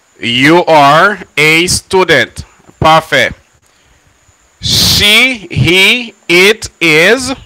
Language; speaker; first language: English; non-native, fluent; Haitian Creole